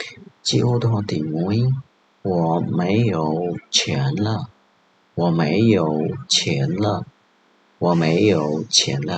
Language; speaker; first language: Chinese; non-native, fluent; Khmer